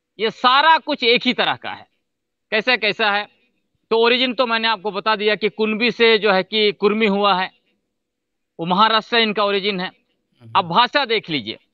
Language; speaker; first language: Hindi; non-native, local second language; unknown